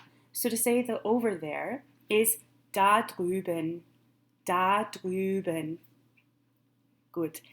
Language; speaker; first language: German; non-native, fluent; English